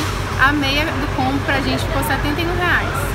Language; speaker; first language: Portuguese; native; Portuguese